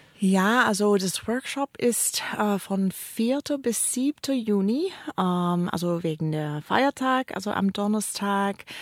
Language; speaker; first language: German; non-native, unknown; English